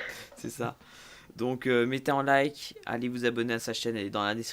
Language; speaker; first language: French; native; French